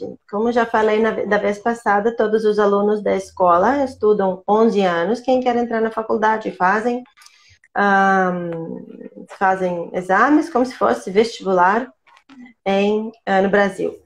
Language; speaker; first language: Portuguese; non-native, fluent; Russian